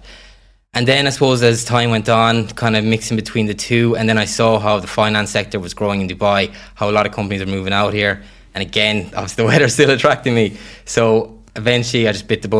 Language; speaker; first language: English; native; English